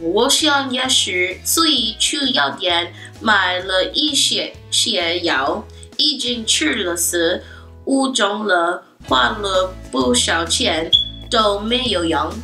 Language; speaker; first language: Chinese; non-native, learner; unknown